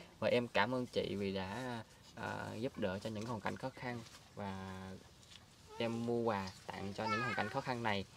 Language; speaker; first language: Vietnamese; native; Vietnamese